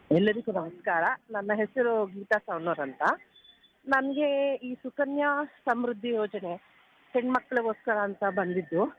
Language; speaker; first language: Kannada; native; Kannada